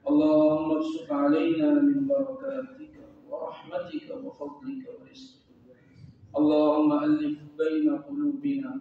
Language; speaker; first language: Arabic; non-native, fluent; Urdu